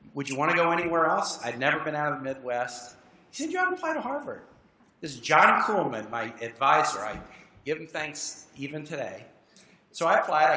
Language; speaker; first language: English; native; English